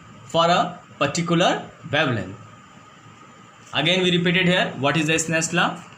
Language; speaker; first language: English; non-native, local second language; Hindi